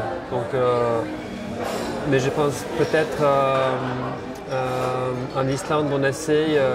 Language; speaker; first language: French; non-native, fluent; Icelandic